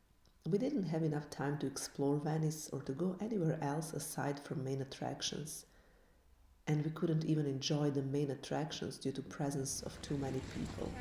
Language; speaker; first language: English; non-native, learner; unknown